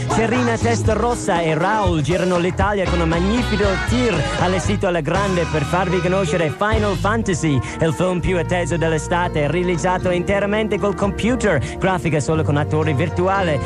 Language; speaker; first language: Italian; non-native, fluent; English